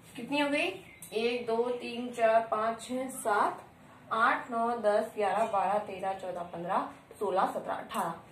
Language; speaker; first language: Hindi; native; Hindi